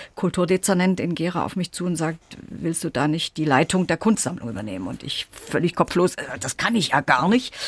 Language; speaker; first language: German; native; German